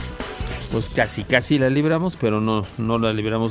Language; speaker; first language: Spanish; native; Spanish